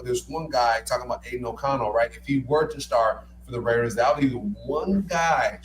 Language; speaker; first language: English; native; English